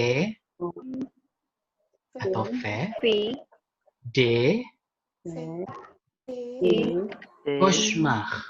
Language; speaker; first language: French; non-native, fluent; Indonesian